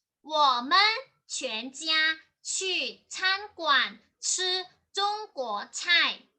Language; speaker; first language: Chinese; non-native, fluent; Thai